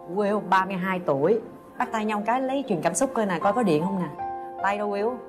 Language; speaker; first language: Vietnamese; native; Vietnamese